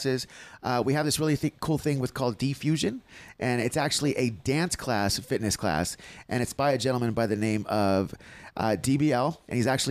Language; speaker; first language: English; native; English